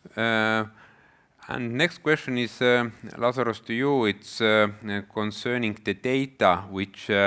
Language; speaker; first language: English; non-native, fluent; Estonian